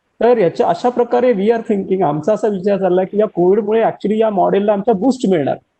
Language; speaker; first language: Marathi; native; Marathi